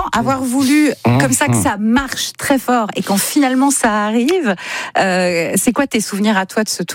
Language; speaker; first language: French; native; French